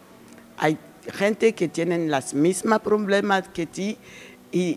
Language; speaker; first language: Spanish; non-native, learner; French